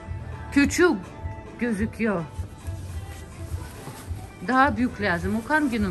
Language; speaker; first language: Turkish; non-native, learner; Russian